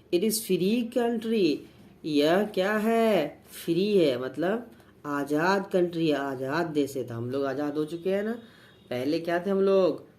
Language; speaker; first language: Hindi; native; Hindi